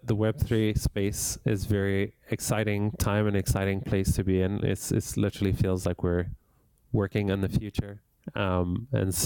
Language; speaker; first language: English; native; English